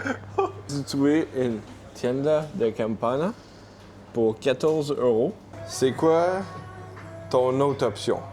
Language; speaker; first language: French; native; French